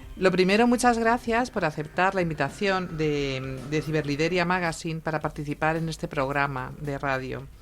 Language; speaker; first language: Spanish; native; Spanish